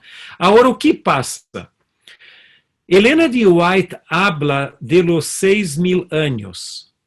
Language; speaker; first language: Spanish; non-native, fluent; Portuguese